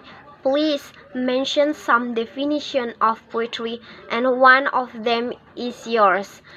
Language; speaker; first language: English; non-native, learner; Indonesian